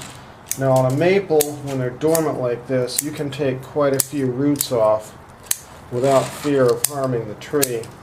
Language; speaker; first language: English; native; English